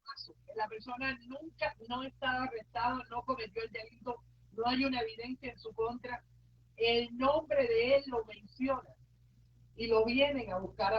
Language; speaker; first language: Spanish; native; Spanish